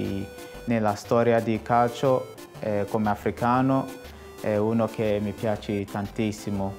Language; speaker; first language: Italian; non-native, fluent; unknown